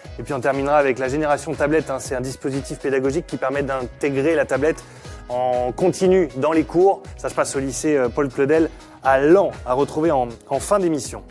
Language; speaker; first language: French; native; French